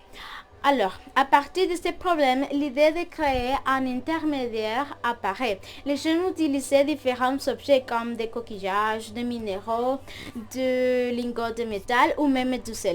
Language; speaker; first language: French; non-native, fluent; Spanish